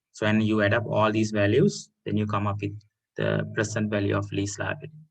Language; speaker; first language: English; non-native, local second language; Sinhala